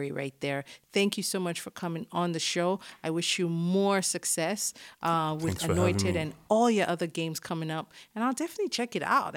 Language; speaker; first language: English; non-native, local second language; Yoruba